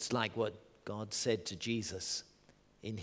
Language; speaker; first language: English; native; English